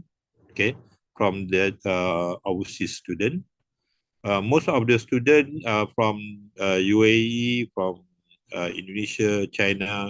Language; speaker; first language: English; non-native, local second language; Malay